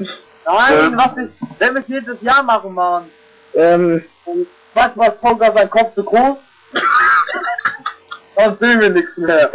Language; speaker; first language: German; non-native, local second language; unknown